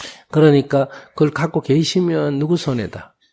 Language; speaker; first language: Korean; native; Korean